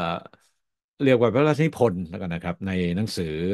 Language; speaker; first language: Thai; native; Thai